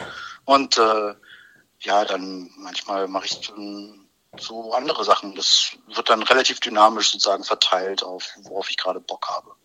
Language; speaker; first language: German; native; German